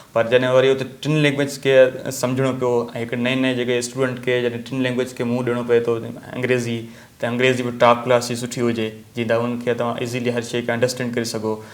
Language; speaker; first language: Sindhi; non-native, local second language; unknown